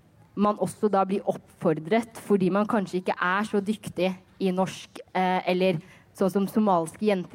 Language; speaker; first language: Norwegian; early bilingual, other home language; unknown